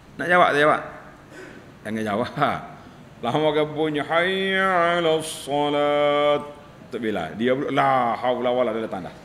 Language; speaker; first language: Malay; native; Malay